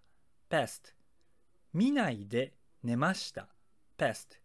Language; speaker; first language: Japanese; non-native, fluent; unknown